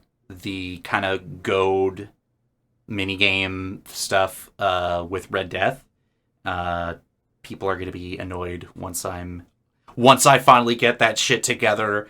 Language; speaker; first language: English; native; English